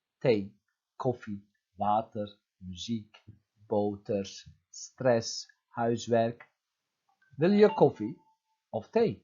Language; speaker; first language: Dutch; non-native, fluent; Turkish